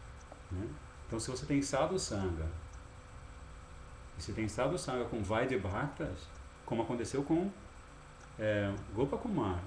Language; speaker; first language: Portuguese; native; Portuguese